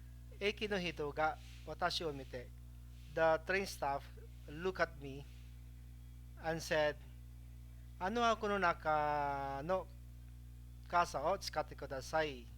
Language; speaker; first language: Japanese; non-native, fluent; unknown